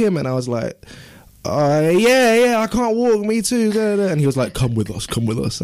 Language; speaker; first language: English; native; English